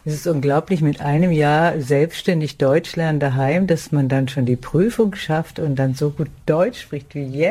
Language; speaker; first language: German; native; German